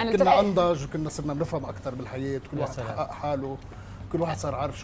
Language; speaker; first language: Arabic; native; Arabic